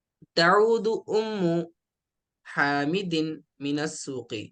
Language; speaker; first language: Arabic; non-native, fluent; Urdu